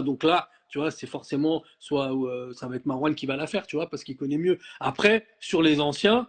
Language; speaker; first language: French; native; French